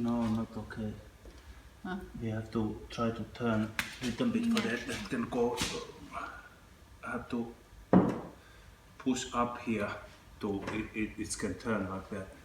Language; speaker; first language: English; non-native, learner; Finnish